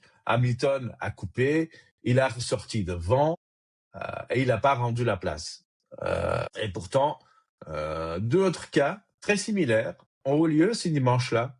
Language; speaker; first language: French; native; French